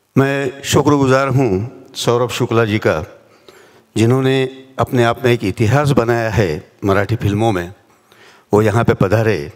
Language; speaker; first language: Hindi; non-native, local second language; Marathi